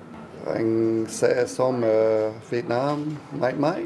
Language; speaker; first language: Vietnamese; non-native, learner; English